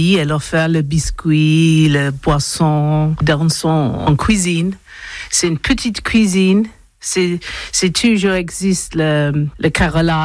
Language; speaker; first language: French; non-native, learner; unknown